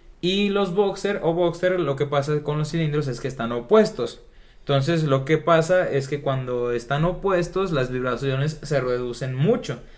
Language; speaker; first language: Spanish; native; Spanish